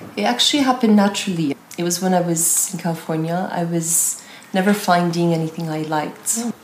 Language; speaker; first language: English; native; English